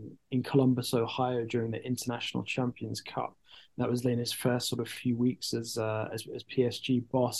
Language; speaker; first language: English; native; English